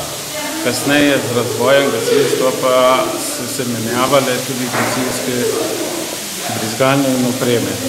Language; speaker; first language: Slovenian; native; Slovenian